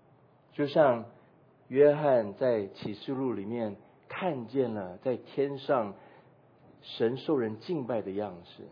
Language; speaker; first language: Chinese; native; Chinese